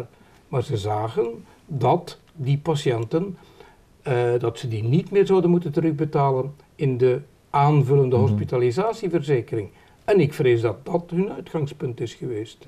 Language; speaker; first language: Dutch; native; Dutch